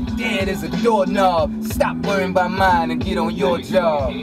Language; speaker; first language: English; native; English